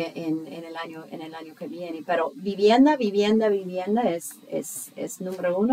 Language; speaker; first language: Spanish; non-native, fluent; English